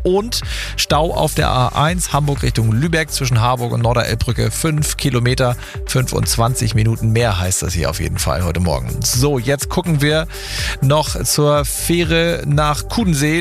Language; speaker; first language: German; native; German